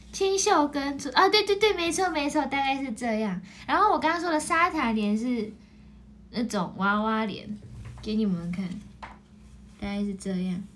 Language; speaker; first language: Chinese; non-native, fluent; Japanese